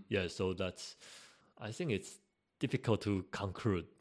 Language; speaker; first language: English; non-native, learner; Chinese